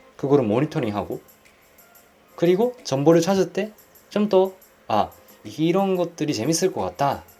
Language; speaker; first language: Korean; non-native, fluent; Japanese